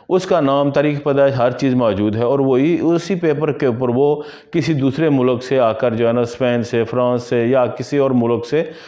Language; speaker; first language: Urdu; non-native, local second language; Punjabi